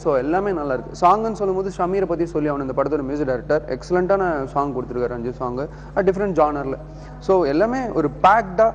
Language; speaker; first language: Tamil; native; Tamil